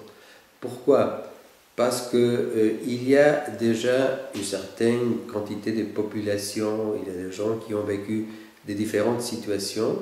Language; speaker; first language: French; non-native, fluent; Spanish